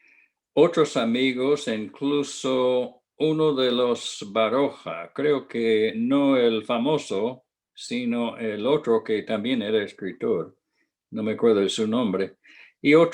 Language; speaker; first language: Spanish; non-native, fluent; English